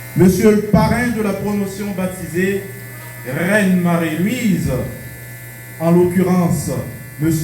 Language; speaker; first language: French; non-native, local second language; Haitian Creole